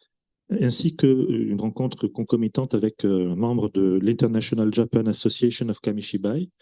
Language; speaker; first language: French; native; French